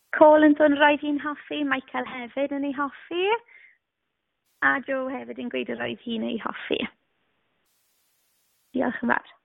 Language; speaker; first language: Welsh; native; Welsh